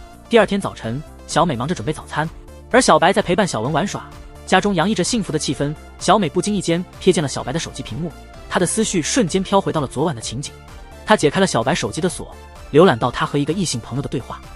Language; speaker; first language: Chinese; native; Chinese